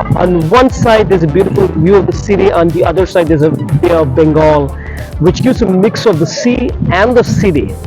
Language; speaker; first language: English; non-native, local second language; Telugu